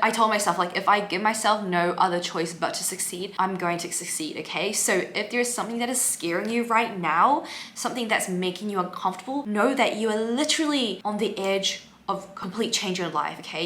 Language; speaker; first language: English; native; English